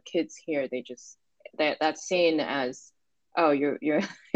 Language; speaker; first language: English; non-native, local second language; Cantonese